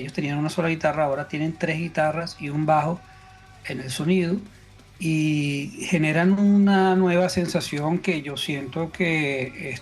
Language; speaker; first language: Spanish; native; Spanish